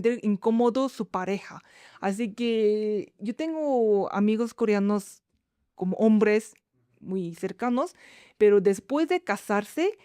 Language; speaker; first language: Spanish; non-native, fluent; Korean